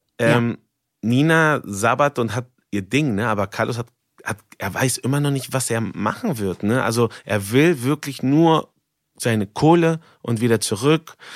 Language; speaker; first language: German; non-native, fluent; Spanish